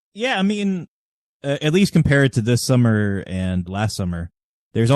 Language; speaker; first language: English; native; English